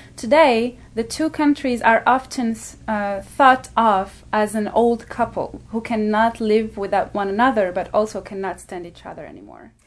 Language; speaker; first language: English; non-native, fluent; Arabic